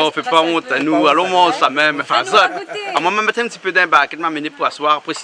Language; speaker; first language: French; native; French